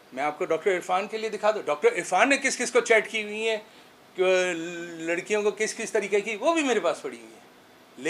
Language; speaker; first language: Urdu; non-native, local second language; Sindhi